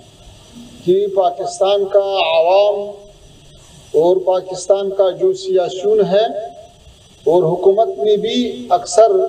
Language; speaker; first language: Hindi; non-native, fluent; Pashto